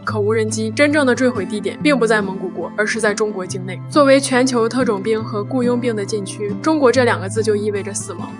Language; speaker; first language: Chinese; native; Chinese